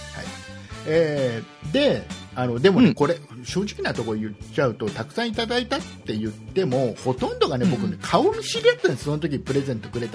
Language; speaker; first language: Japanese; native; Japanese